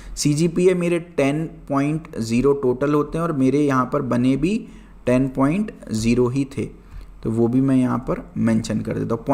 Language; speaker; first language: Hindi; native; Hindi